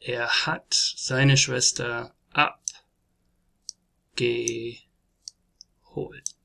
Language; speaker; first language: German; non-native, learner; English